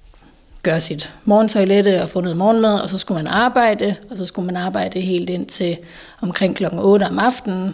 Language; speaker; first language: Danish; native; Danish